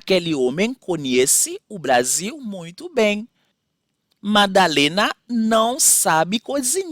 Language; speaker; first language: Portuguese; non-native, fluent; Haitian Creole